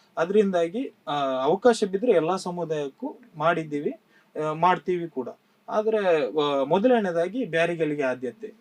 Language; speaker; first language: Kannada; non-native, local second language; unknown